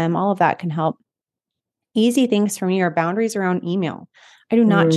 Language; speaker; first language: English; native; English